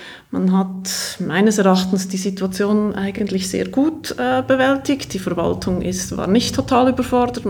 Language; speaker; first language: German; native; German